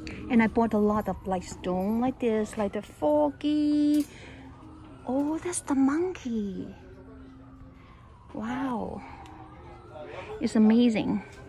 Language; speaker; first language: English; non-native, learner; Cantonese